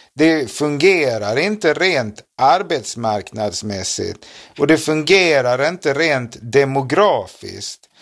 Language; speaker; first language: Swedish; native; Swedish